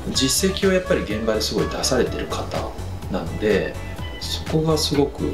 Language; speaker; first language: Japanese; native; Japanese